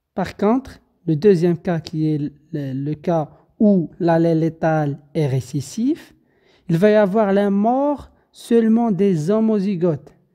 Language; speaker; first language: French; non-native, local second language; Arabic